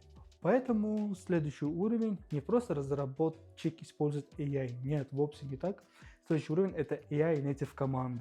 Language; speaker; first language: Russian; native; Russian